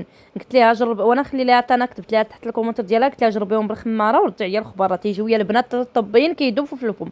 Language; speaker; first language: Arabic; native; Arabic